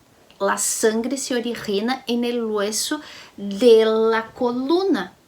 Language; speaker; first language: Spanish; non-native, learner; Portuguese